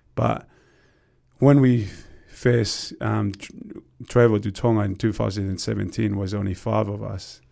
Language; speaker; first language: English; non-native, fluent; Tongan